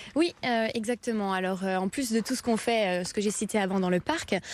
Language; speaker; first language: French; native; French